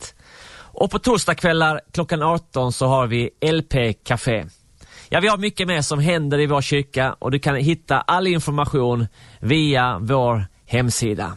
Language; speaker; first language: Swedish; native; Swedish